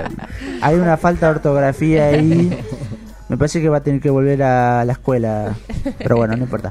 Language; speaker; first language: Spanish; native; Spanish